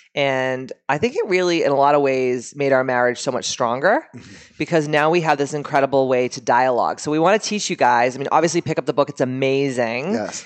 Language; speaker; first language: English; native; English